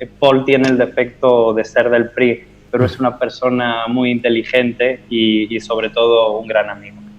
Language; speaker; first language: Spanish; native; Spanish